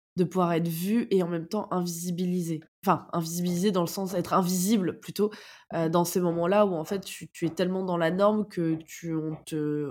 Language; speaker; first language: French; native; French